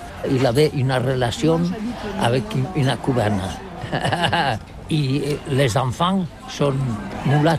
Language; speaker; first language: French; non-native, learner; Catalan